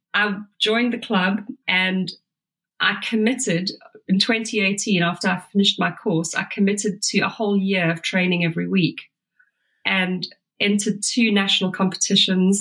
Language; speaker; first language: English; native; English